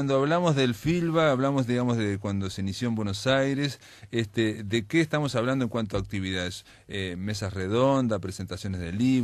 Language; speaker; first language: Spanish; native; Spanish